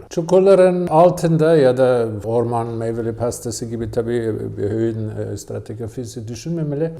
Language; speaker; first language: Turkish; non-native, fluent; German